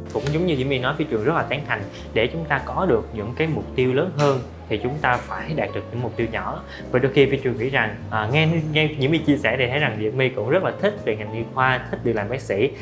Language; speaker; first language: Vietnamese; native; Vietnamese